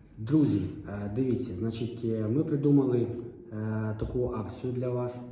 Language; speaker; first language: Ukrainian; native; Ukrainian